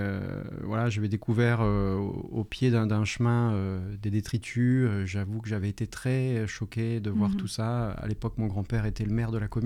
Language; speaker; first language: French; native; French